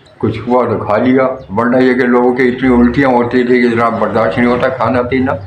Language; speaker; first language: Urdu; native; Urdu